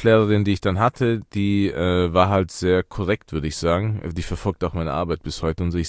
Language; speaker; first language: German; early bilingual, other home language; Persian